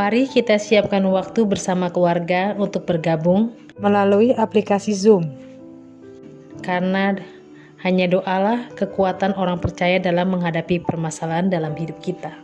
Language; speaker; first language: Indonesian; native; Indonesian